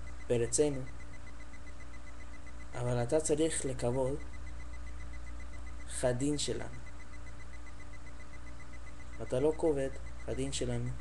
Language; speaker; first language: Hebrew; non-native, learner; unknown